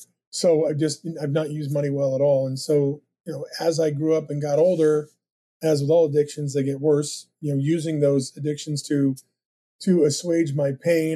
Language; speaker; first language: English; native; English